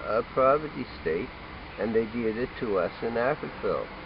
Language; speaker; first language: English; native; English